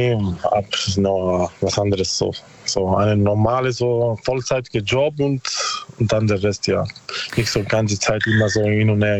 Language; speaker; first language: German; non-native, learner; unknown